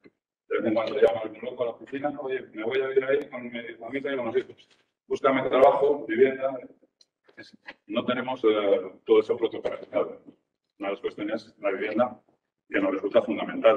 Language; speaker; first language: Spanish; native; Spanish